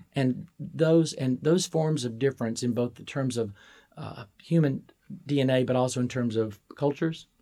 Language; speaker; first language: English; native; English